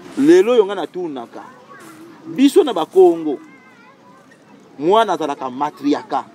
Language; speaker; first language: Lingala; non-native, local second language; Kongo